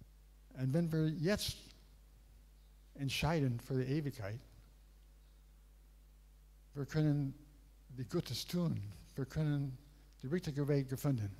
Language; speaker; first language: German; non-native, learner; English